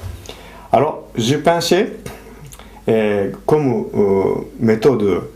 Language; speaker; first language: French; non-native, fluent; Japanese